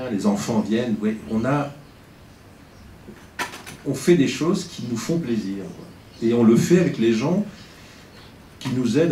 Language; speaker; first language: French; native; French